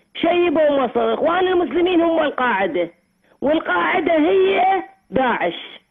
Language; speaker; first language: Arabic; native; Arabic